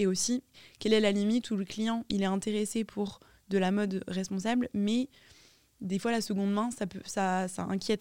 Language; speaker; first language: French; native; French